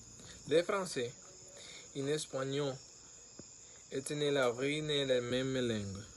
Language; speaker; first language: French; non-native, learner; Spanish